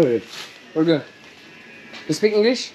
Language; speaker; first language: English; non-native, learner; French